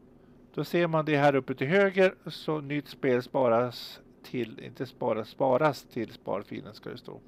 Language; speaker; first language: Swedish; native; Swedish